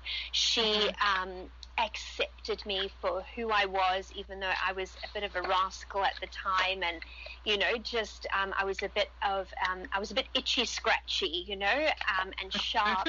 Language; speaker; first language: English; native; English